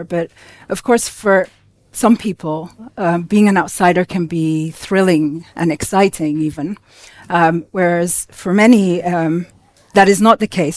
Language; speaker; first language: English; non-native, local second language; Finnish